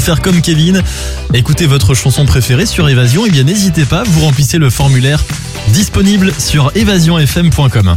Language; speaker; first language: French; native; French